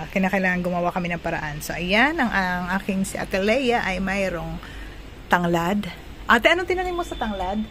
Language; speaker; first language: Filipino; non-native, local second language; Cebuano